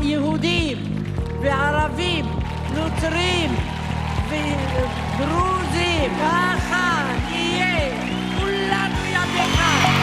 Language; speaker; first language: Hebrew; non-native, fluent; Arabic